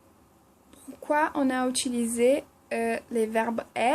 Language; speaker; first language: French; non-native, fluent; Portuguese